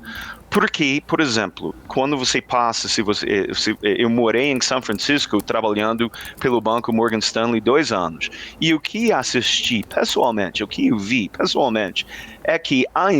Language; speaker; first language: Portuguese; non-native, fluent; English